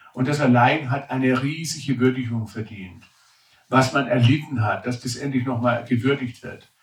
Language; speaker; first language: German; native; German